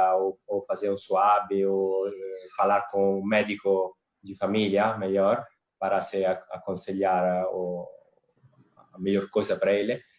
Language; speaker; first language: Portuguese; non-native, fluent; Italian